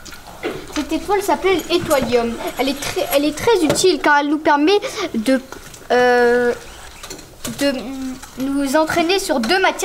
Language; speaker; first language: French; native; French